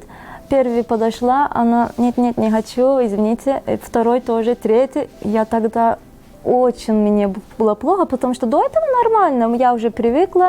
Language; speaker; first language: Russian; non-native, fluent; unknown